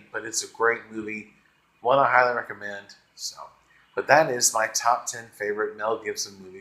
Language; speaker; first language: English; native; English